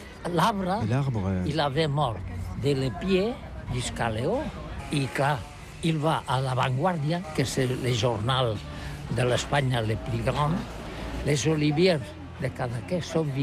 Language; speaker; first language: French; non-native, learner; Catalan